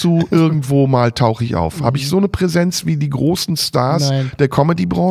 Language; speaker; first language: German; early bilingual, other home language; Turkish